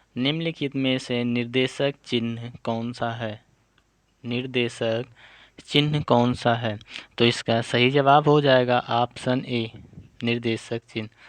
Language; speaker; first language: Hindi; native; Hindi